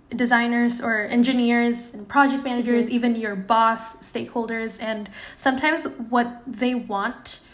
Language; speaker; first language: English; non-native, fluent; Indonesian